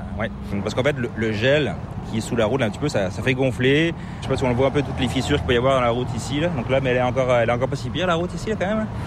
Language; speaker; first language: French; native; French